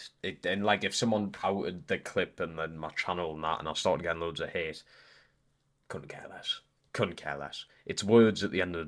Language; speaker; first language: English; native; English